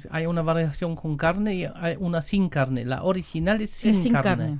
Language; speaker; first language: Spanish; non-native, learner; German